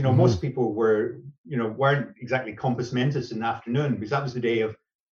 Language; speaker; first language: English; native; English